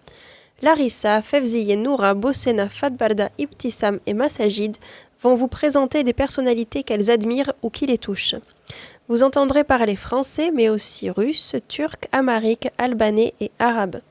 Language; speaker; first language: French; native; French